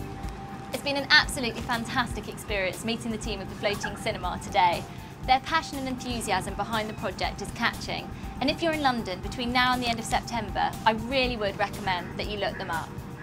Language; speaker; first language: English; native; English